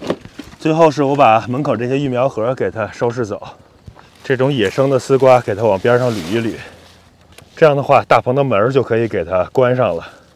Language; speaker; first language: Chinese; native; Chinese